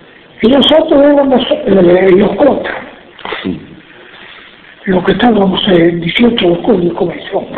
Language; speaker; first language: Spanish; non-native, local second language; Friulian